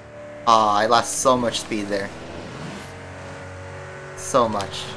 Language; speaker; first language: English; native; English